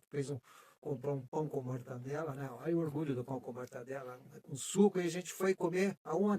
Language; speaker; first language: Portuguese; native; Portuguese